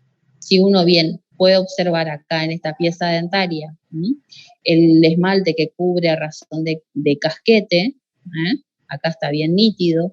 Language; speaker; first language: Spanish; native; Spanish